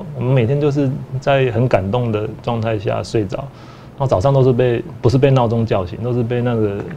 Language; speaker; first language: Chinese; native; Chinese